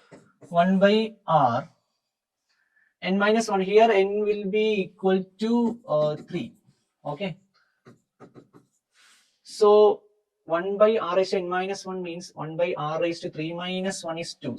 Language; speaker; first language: English; non-native, local second language; Malayalam